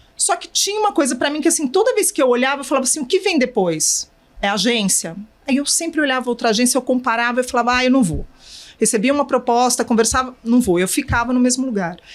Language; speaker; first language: Portuguese; native; Portuguese